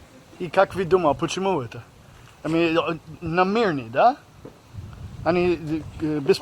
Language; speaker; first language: Russian; non-native, learner; English